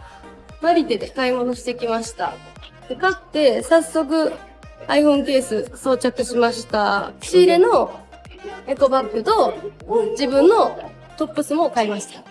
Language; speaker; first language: Japanese; native; Japanese